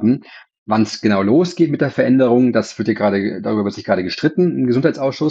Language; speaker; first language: German; native; German